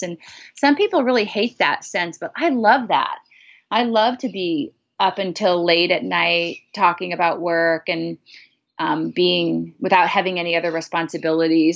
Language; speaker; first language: English; native; English